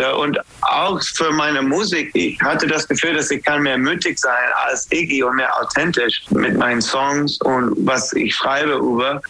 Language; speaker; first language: German; non-native, fluent; English